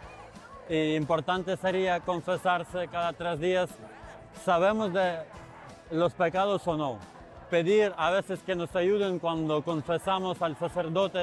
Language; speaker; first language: Spanish; non-native, fluent; Ukrainian